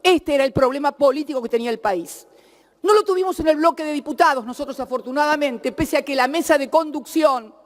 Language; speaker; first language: Spanish; native; Spanish